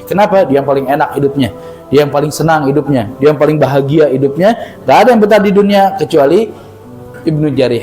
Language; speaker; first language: Indonesian; native; Indonesian